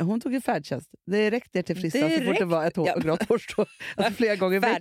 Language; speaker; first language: Swedish; native; Swedish